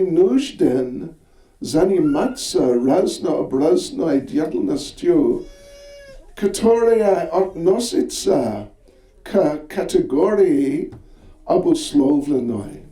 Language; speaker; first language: Russian; non-native, learner; English